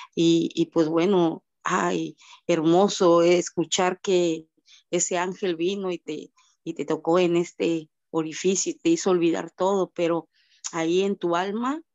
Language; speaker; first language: Spanish; native; Spanish